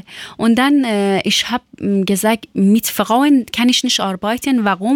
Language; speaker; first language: German; non-native, fluent; Persian